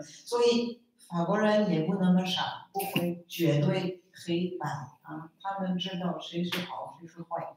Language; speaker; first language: Chinese; non-native, fluent; French